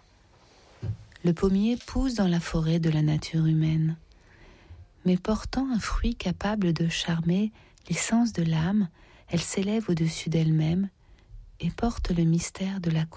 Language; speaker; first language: French; native; French